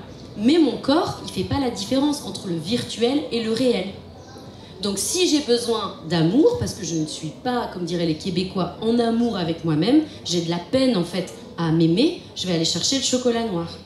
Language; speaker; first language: French; native; French